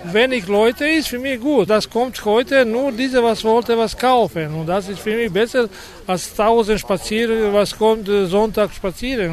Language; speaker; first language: German; non-native, learner; Croatian